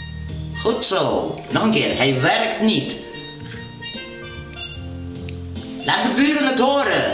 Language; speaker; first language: Dutch; non-native, local second language; Papiamento